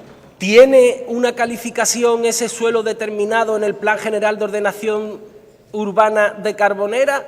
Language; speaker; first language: Spanish; native; Spanish